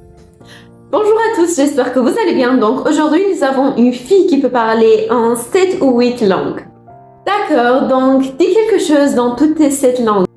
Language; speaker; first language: French; non-native, learner; Persian